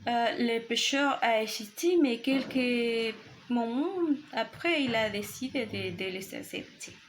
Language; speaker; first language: French; non-native, learner; Spanish